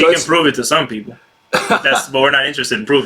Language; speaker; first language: English; native; English